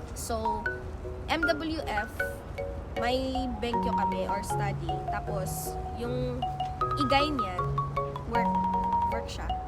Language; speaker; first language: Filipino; non-native, local second language; Cebuano